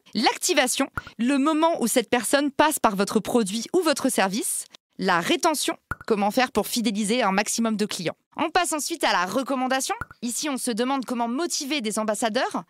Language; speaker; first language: French; native; French